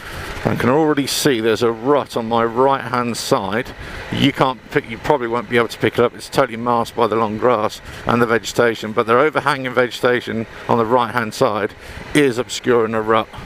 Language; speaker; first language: English; native; English